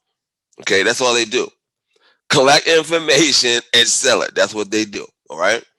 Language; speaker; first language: English; native; English